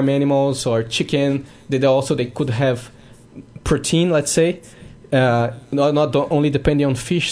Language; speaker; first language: English; non-native, fluent; Portuguese